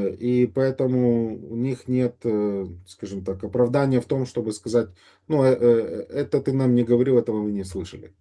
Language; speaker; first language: Russian; native; Russian